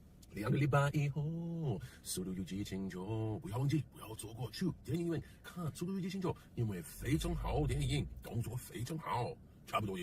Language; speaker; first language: Chinese; non-native, learner; English